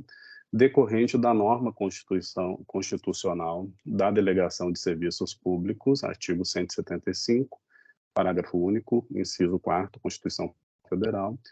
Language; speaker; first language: Portuguese; native; Portuguese